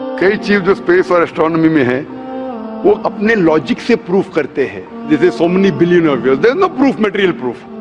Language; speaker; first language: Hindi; non-native, local second language; Konkani